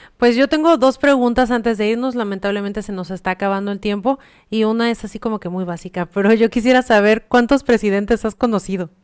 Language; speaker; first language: Spanish; native; Spanish